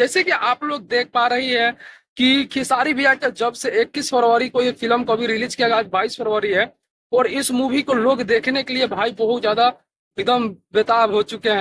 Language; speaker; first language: Hindi; non-native, local second language; Bhojpuri